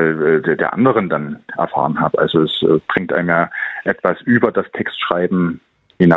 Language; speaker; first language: German; native; German